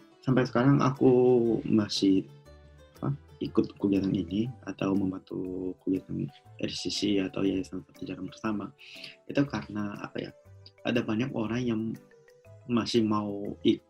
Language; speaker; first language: Indonesian; non-native, local second language; Japanese